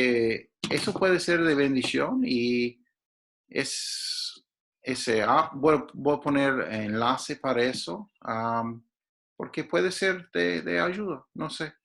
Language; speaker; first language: Spanish; non-native, fluent; English